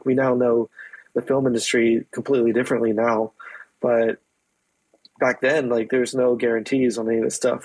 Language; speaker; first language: English; native; English